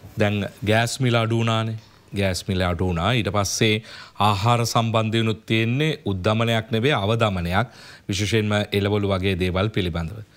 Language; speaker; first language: Sinhala; native; Sinhala